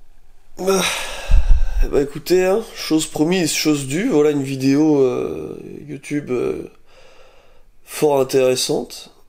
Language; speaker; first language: French; native; French